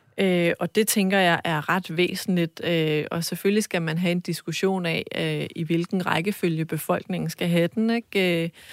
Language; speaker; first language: Danish; early bilingual, other home language; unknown